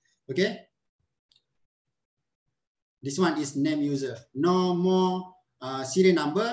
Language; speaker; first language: English; non-native, local second language; Malay